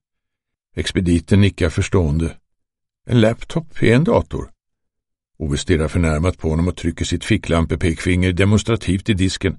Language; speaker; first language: Swedish; native; Swedish